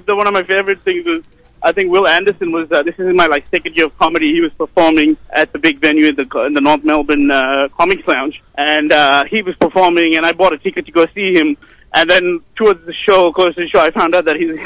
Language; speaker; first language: English; non-native, local second language; Sinhala